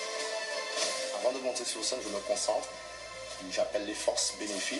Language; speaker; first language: French; native; French